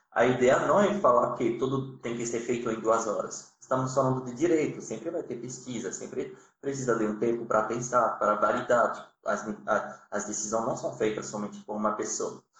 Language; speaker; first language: Portuguese; non-native, fluent; French